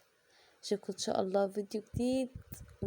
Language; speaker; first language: Arabic; native; Arabic